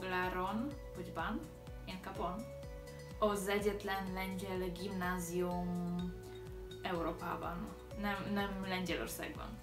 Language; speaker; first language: Hungarian; non-native, learner; Polish